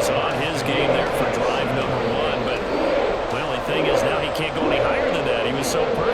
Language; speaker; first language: English; native; English